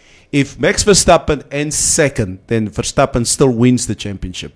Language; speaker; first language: English; non-native, local second language; Afrikaans